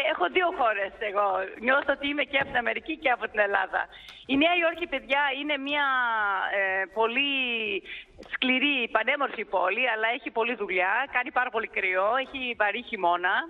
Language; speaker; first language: Greek; early bilingual, heritage; Greek